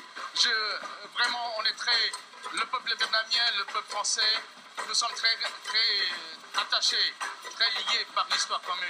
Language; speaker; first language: French; non-native, fluent; Vietnamese